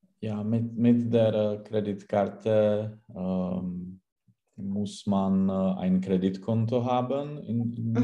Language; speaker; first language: German; non-native, learner; Czech